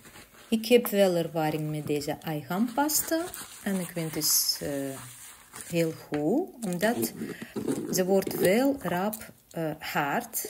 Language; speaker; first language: Dutch; non-native, learner; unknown